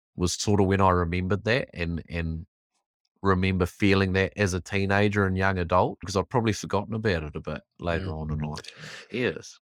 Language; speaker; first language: English; native; English